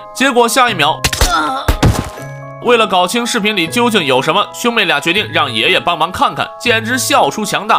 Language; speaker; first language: Chinese; native; Chinese